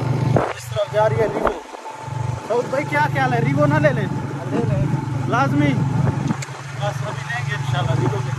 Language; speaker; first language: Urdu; non-native, local second language; Saraiki